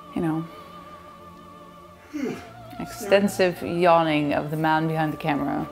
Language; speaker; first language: English; non-native, fluent; Dutch